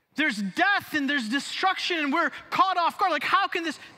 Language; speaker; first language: English; native; English